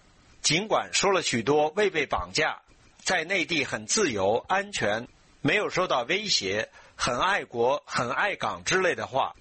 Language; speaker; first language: Chinese; native; Chinese